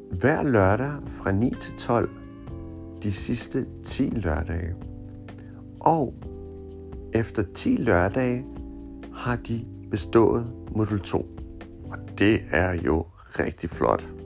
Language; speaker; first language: Danish; non-native, fluent; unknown